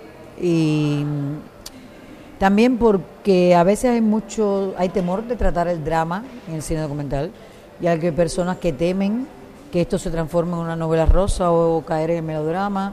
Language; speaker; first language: Spanish; native; Spanish